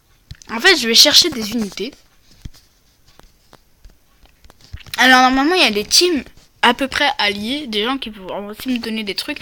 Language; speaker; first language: French; native; French